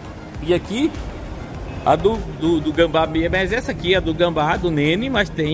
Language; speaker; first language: Portuguese; native; Portuguese